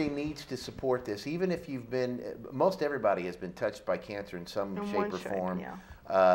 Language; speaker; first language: English; native; English